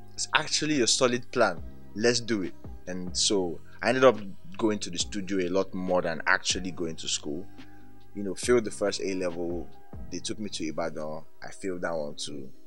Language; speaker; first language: English; non-native, local second language; Yoruba